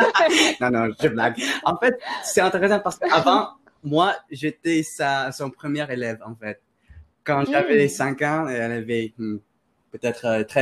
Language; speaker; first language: French; non-native, fluent; Filipino